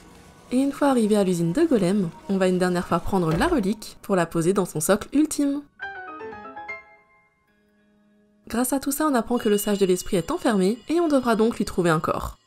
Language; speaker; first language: French; native; French